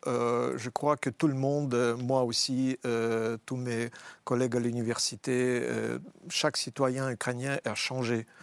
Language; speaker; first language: French; non-native, fluent; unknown